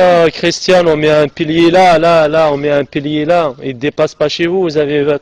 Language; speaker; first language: French; native; French